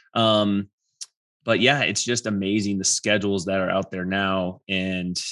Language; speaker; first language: English; native; English